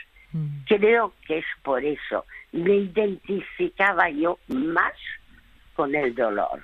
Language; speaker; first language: Spanish; early bilingual, other home language; French